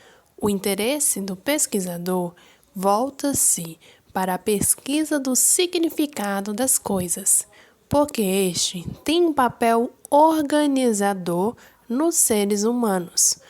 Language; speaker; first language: Portuguese; native; Portuguese